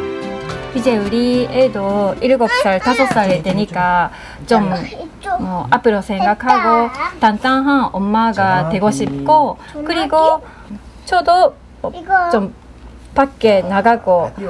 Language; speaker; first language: Korean; non-native, fluent; Japanese